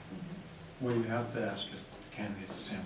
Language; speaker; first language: English; native; English